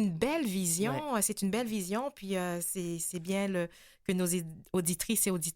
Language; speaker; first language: French; native; French